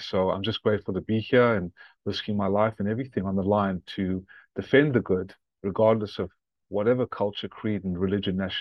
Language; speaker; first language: English; native; English